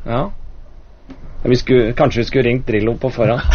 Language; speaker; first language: Norwegian; native; Norwegian